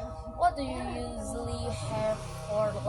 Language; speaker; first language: English; non-native, learner; Indonesian